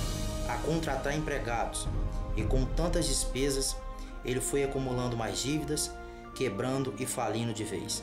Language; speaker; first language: Portuguese; native; Portuguese